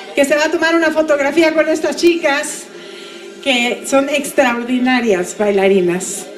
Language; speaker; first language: Spanish; native; Spanish